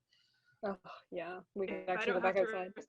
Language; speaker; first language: English; native; English